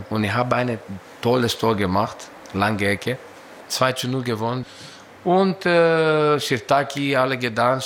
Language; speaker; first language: German; non-native, fluent; Greek